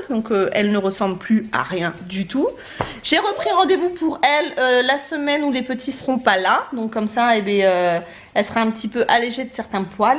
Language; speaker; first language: French; native; French